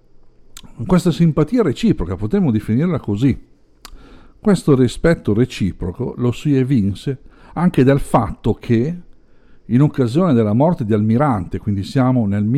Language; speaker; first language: Italian; native; Italian